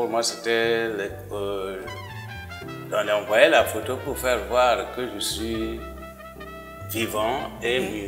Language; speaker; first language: French; non-native, local second language; Igbo